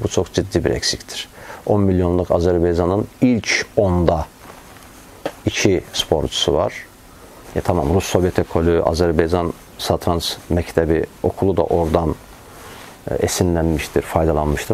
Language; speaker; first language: Turkish; non-native, fluent; Azerbaijani